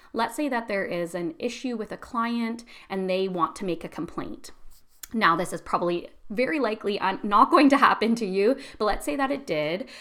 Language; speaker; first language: English; native; English